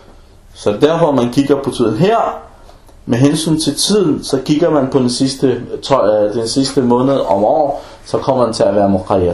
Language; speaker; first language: Danish; non-native, fluent; Arabic